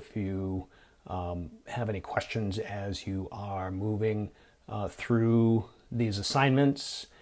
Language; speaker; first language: English; native; English